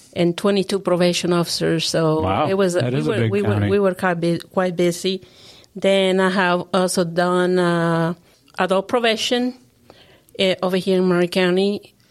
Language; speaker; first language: English; non-native, fluent; Spanish